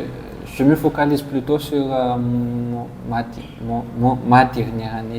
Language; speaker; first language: French; non-native, local second language; Malagasy